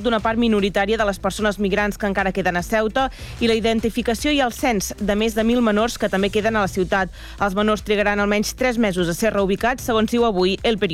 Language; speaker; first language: Catalan; native; Catalan